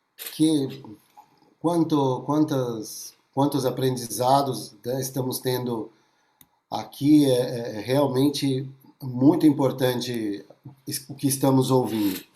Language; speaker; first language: Portuguese; non-native, fluent; Spanish